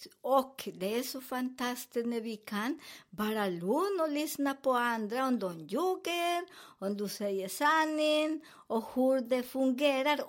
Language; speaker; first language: Swedish; non-native, learner; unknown